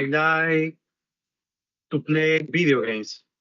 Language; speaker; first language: English; non-native, learner; Spanish